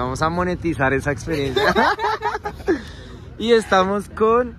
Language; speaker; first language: Spanish; native; Spanish